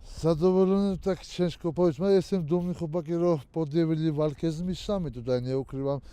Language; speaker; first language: Polish; non-native, learner; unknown